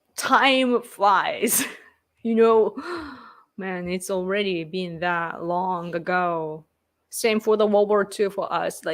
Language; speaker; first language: English; non-native, fluent; Japanese